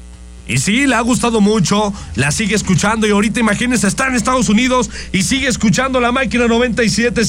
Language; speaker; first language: Spanish; native; Spanish